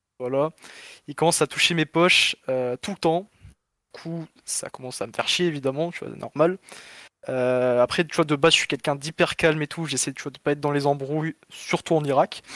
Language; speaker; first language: French; native; French